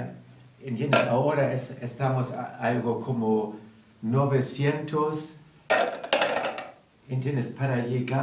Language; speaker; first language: Spanish; non-native, learner; German